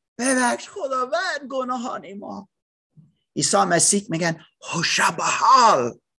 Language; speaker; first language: Persian; non-native, learner; English